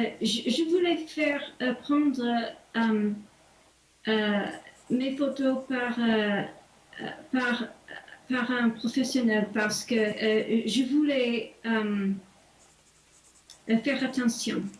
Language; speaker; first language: French; non-native, learner; English